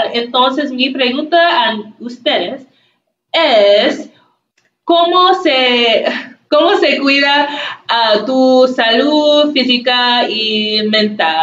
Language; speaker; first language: Spanish; non-native, learner; English